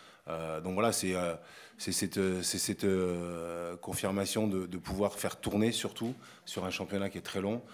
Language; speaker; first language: French; native; French